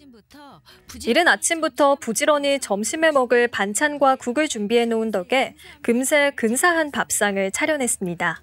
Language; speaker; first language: Korean; native; Korean